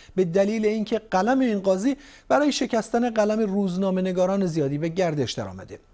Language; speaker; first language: Persian; native; Persian